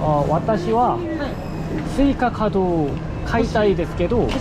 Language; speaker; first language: Japanese; non-native, learner; Korean